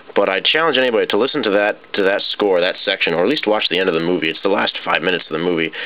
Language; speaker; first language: English; native; English